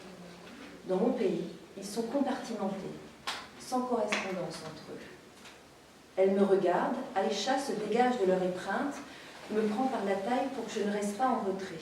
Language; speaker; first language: French; native; French